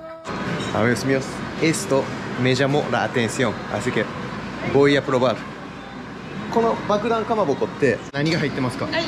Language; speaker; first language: Spanish; non-native, fluent; Japanese